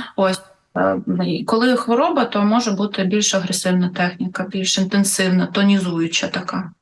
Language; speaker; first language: Ukrainian; non-native, local second language; Russian